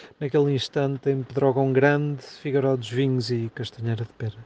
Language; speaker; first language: Portuguese; native; Portuguese